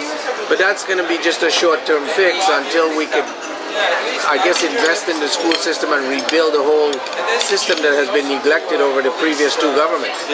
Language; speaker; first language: English; native; English